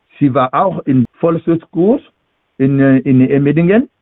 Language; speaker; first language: German; non-native, learner; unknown